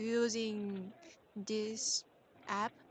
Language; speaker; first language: English; non-native, learner; Korean